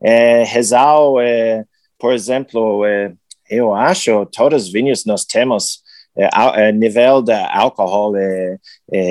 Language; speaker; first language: Portuguese; non-native, learner; English